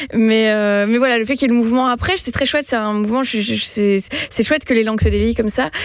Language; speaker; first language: French; native; French